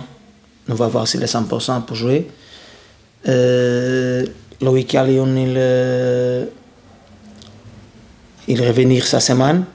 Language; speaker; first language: French; non-native, learner; Portuguese